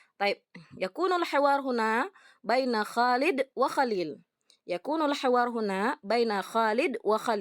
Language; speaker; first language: Arabic; non-native, fluent; Indonesian